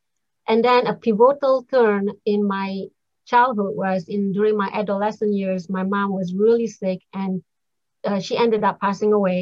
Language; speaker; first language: English; non-native, local second language; Malay